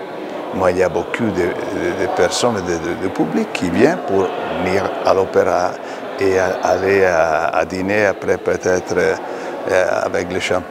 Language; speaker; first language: French; non-native, fluent; Italian